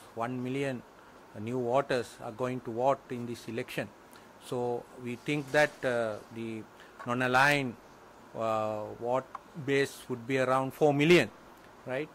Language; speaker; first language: English; non-native, local second language; Sinhala